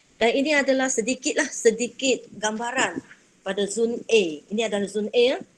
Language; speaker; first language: Malay; non-native, local second language; Chinese